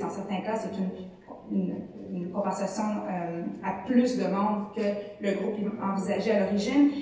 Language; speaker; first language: French; native; French